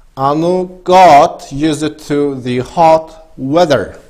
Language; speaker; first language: English; non-native, fluent; Kazakh